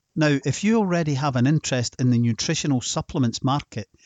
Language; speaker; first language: English; native; English